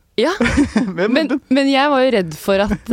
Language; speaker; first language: Norwegian; native; Norwegian